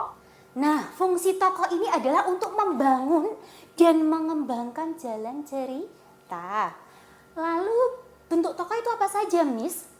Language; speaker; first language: Indonesian; native; Indonesian